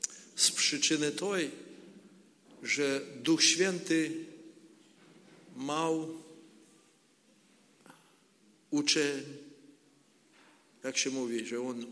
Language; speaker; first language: Polish; non-native, learner; Ukrainian